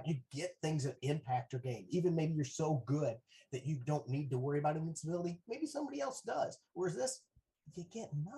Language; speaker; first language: English; native; English